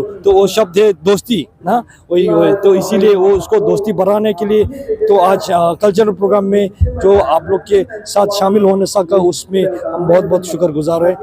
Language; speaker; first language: Hindi; non-native, fluent; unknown